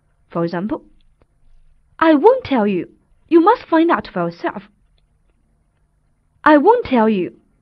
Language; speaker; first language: English; non-native, fluent; Chinese